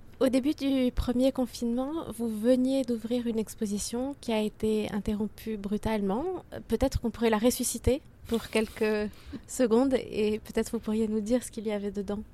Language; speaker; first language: French; native; French